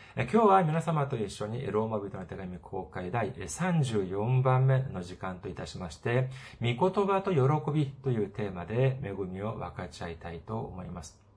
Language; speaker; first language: Japanese; non-native, fluent; Korean